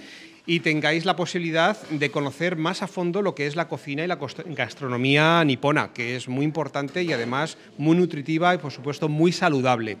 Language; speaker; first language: Spanish; native; Spanish